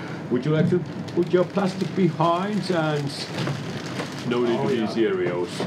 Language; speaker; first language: English; non-native, fluent; Finnish